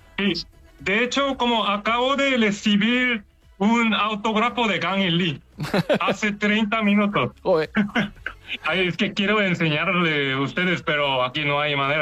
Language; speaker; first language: Spanish; non-native, learner; Korean